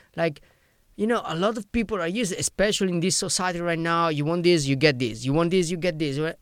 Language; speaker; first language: English; non-native, fluent; Italian